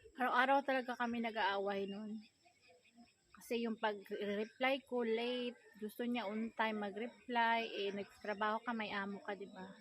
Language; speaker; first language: Filipino; native; Filipino